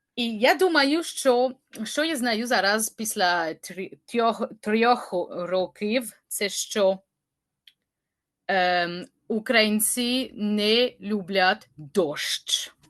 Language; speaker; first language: Ukrainian; non-native, learner; French